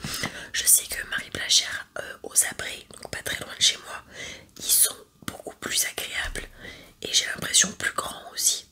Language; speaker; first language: French; native; French